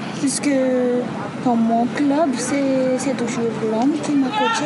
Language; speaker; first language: French; non-native, local second language; Malagasy